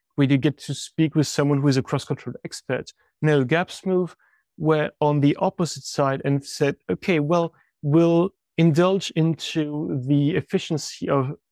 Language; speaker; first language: English; non-native, fluent; French